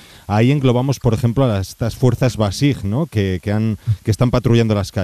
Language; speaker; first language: Spanish; native; Spanish